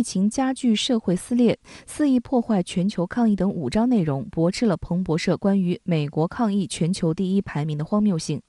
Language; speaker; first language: Chinese; native; Chinese